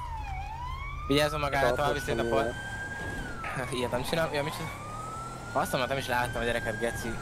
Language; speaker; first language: Hungarian; native; Hungarian